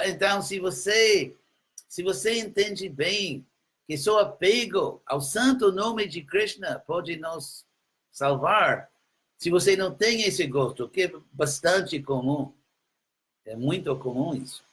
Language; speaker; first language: Portuguese; non-native, fluent; English